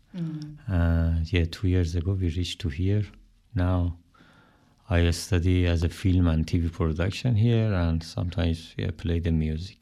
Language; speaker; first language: English; non-native, learner; Persian